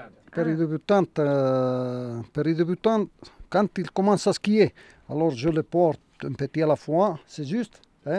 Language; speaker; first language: French; non-native, learner; Italian